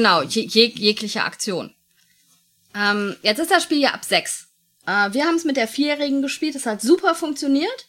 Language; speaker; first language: German; native; German